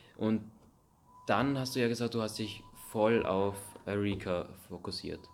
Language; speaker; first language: German; native; German